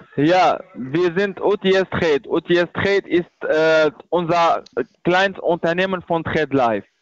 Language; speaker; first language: German; non-native, learner; Arabic